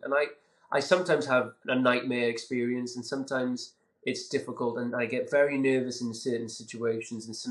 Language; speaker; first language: English; native; English